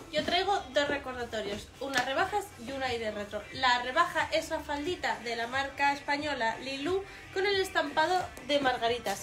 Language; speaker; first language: Spanish; native; Spanish